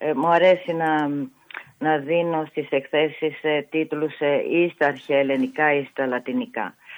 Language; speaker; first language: Greek; non-native, fluent; Italian